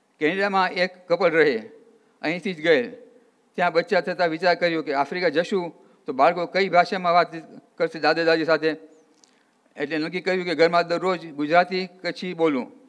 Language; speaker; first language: Gujarati; early bilingual, heritage; Gujarati